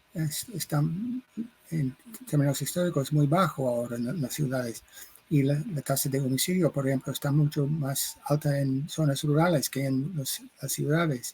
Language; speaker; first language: Spanish; non-native, fluent; English